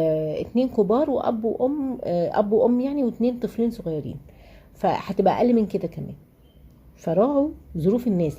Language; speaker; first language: Arabic; native; Arabic